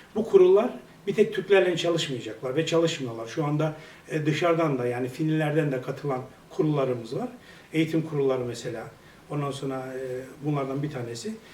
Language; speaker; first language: Turkish; native; Turkish